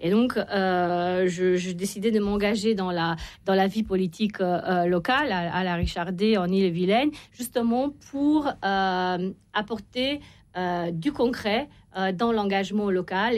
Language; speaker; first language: French; non-native, fluent; Romanian